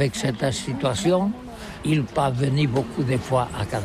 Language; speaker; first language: French; non-native, learner; Catalan